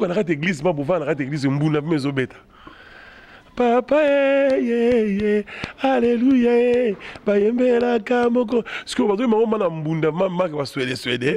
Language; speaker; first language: French; non-native, local second language; Lingala